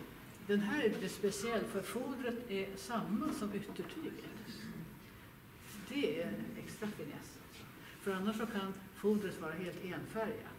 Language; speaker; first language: Swedish; native; Swedish